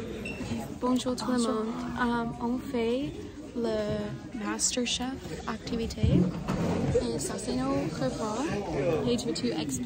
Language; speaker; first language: French; non-native, learner; English